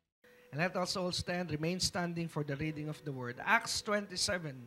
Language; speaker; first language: English; non-native, local second language; Filipino